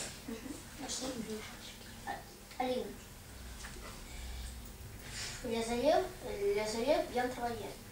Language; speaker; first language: French; non-native, learner; Russian